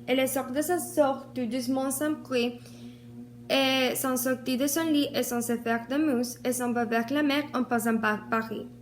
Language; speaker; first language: French; non-native, learner; Spanish